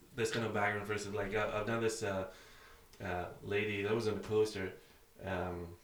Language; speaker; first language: English; non-native, fluent; Greek